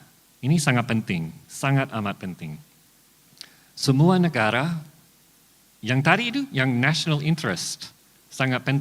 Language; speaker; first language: Indonesian; non-native, fluent; English